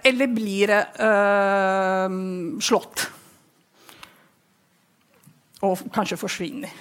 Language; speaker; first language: Norwegian; non-native, fluent; Italian